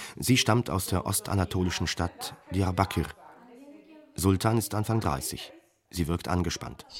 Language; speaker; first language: German; native; German